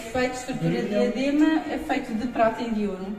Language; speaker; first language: Portuguese; native; Portuguese